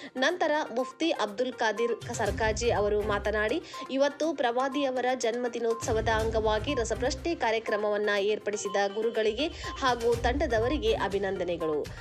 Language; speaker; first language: Kannada; native; Kannada